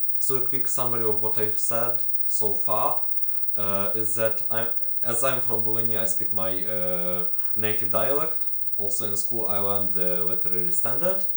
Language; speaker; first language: English; non-native, fluent; Ukrainian